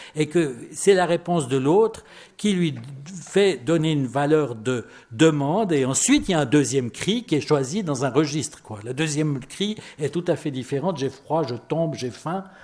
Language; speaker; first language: French; native; French